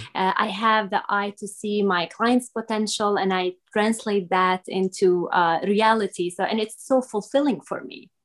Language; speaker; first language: English; non-native, fluent; Arabic